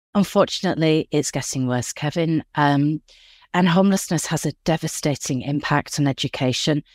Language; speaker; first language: English; native; English